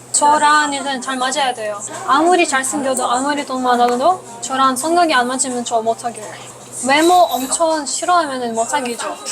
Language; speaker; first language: Korean; non-native, fluent; Russian